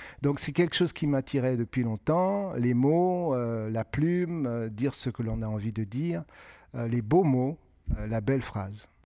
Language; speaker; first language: French; non-native, local second language; Kinyarwanda